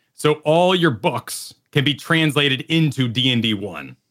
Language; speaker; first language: English; native; English